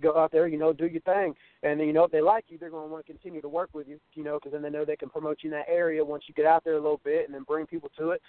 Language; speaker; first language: English; native; English